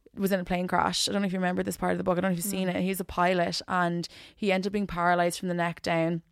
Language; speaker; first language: English; native; English